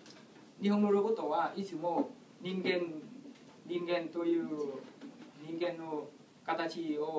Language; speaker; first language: Japanese; non-native, learner; Vietnamese